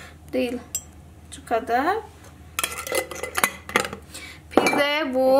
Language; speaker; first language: Turkish; non-native, learner; Indonesian